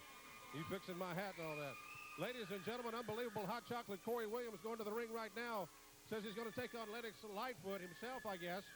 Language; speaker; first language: English; native; English